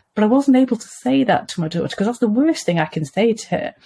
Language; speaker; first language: English; native; English